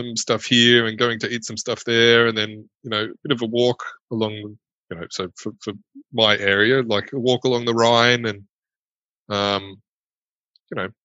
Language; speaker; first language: English; early bilingual, other home language; German